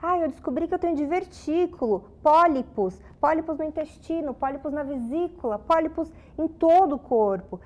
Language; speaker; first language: Portuguese; native; Portuguese